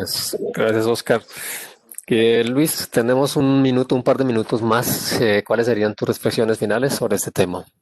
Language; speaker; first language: Spanish; native; Spanish